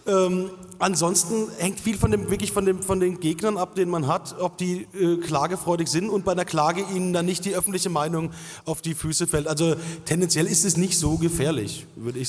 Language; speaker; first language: German; native; German